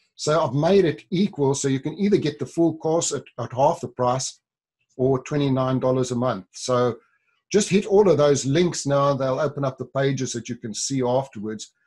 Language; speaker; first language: English; native; English